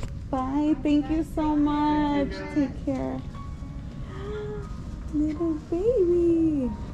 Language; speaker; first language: English; early bilingual, other home language; Spanish